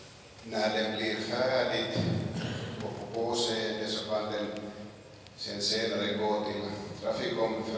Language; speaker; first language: Swedish; non-native, local second language; Finnish